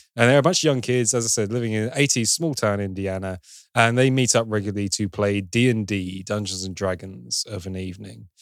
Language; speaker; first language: English; native; English